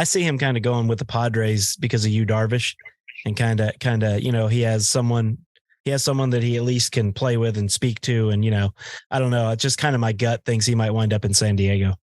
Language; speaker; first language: English; native; English